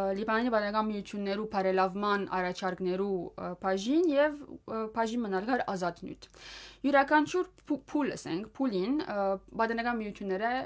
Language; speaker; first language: Armenian; early bilingual, heritage; Armenian